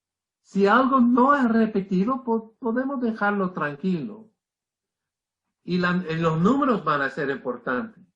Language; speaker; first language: Spanish; non-native, fluent; English